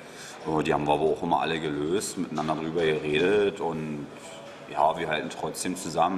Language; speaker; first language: German; native; German